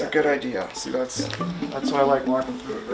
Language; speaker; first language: English; native; English